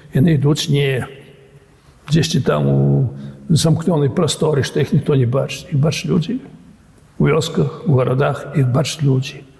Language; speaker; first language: Belarusian; native; Belarusian